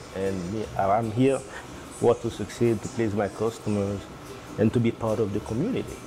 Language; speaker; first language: English; non-native, fluent; Haitian Creole